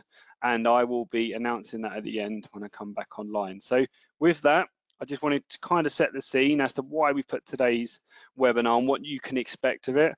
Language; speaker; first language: English; native; English